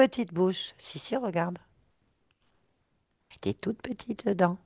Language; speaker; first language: French; native; French